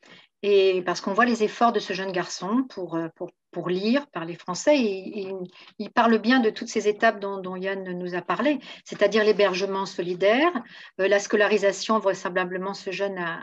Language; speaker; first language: French; native; French